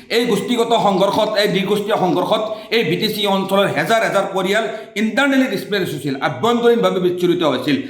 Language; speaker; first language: Assamese; non-native, local second language; Bangla